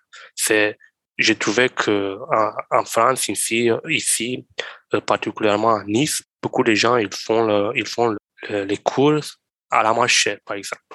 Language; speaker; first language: French; non-native, learner; Romanian